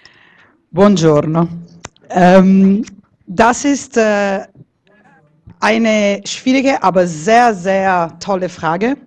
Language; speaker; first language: German; non-native, fluent; Italian